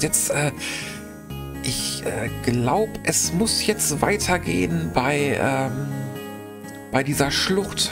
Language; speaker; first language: German; native; German